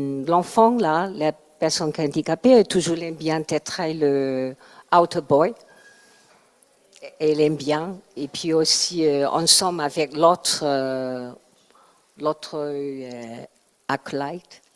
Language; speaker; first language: French; non-native, learner; Chinese